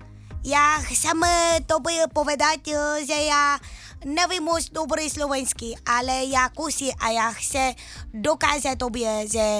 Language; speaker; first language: Slovak; non-native, learner; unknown